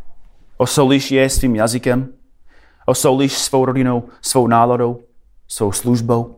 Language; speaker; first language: Czech; non-native, fluent; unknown